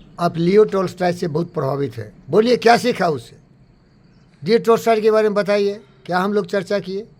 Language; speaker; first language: Hindi; native; Hindi